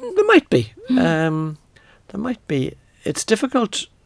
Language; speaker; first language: English; native; English